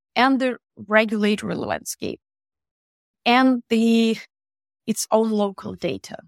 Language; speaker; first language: English; non-native, fluent; Ukrainian